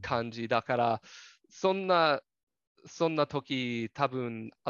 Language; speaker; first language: Japanese; non-native, learner; English